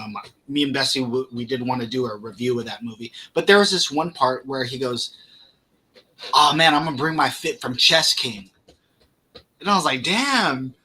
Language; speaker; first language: English; native; English